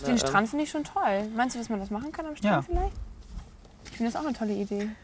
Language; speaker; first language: German; native; German